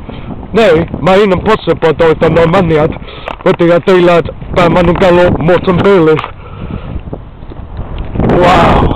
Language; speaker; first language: Welsh; non-native, learner; English